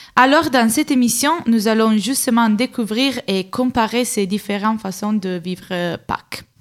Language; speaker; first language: French; non-native, fluent; Italian